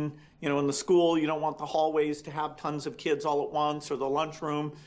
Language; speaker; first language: English; native; English